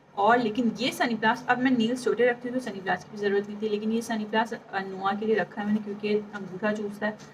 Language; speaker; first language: Urdu; native; Urdu